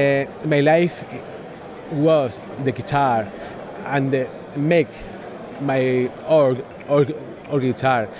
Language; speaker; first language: English; non-native, learner; Spanish